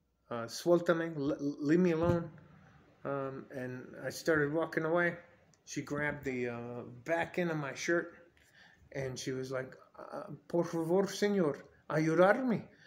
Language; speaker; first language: English; native; English